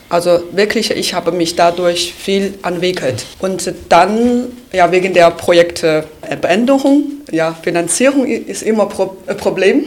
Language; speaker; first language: German; non-native, fluent; Chinese